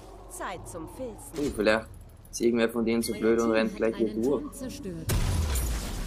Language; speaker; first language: German; native; German